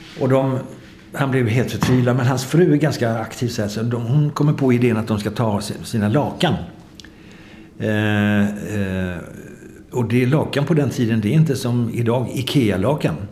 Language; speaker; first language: Swedish; native; Swedish